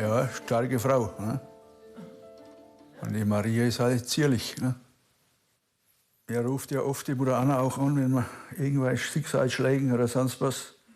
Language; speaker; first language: German; native; German